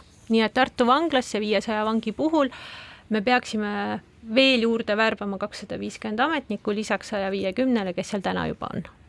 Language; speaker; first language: Estonian; native; Estonian